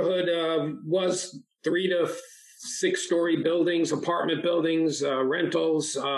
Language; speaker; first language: English; early bilingual, other home language; Italian